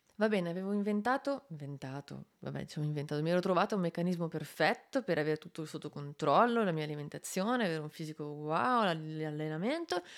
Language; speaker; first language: Italian; native; Italian